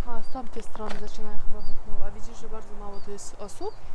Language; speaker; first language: Polish; non-native, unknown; Uzbek